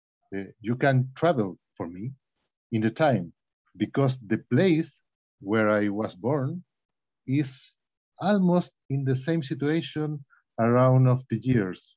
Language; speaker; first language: English; non-native, learner; Spanish